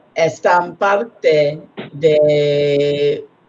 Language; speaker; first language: Spanish; non-native, learner; English